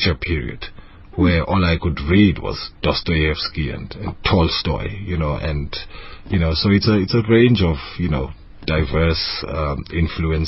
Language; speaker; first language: English; non-native, local second language; Zulu